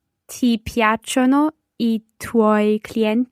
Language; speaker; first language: Italian; non-native, learner; English